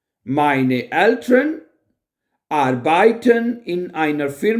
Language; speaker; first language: German; non-native, fluent; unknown